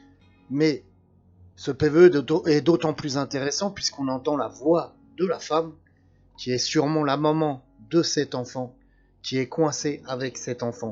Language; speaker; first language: French; native; French